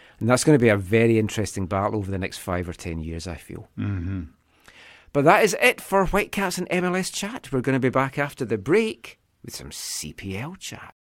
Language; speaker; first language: English; native; English